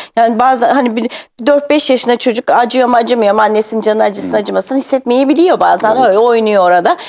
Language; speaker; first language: Turkish; native; Turkish